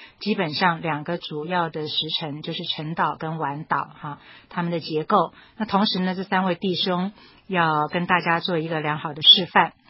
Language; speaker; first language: Chinese; native; Chinese